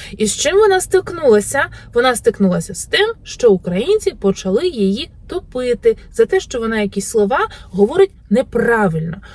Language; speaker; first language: Ukrainian; native; Ukrainian